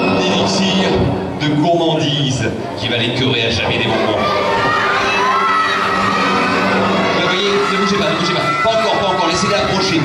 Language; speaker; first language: French; native; French